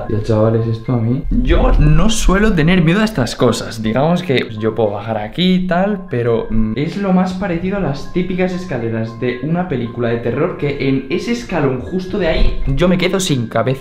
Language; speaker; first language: Spanish; native; Spanish